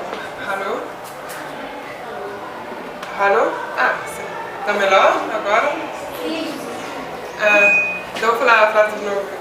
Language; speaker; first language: Portuguese; non-native, fluent; Swiss German